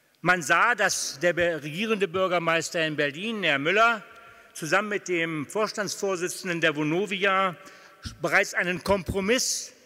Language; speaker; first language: German; native; German